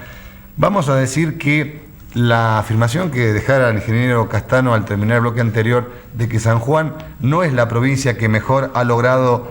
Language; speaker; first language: Spanish; native; Spanish